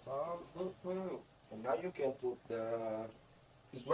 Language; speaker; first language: English; non-native, learner; Thai